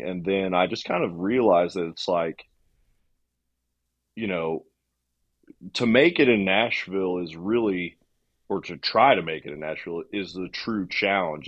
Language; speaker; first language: English; native; English